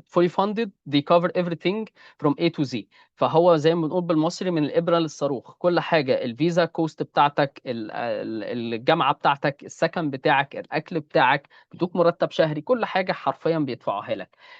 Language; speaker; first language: Arabic; native; Arabic